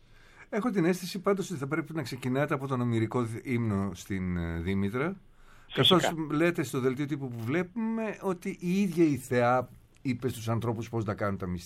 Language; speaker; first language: Greek; native; Greek